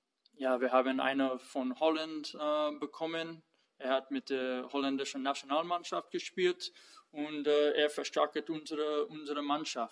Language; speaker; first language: German; non-native, fluent; English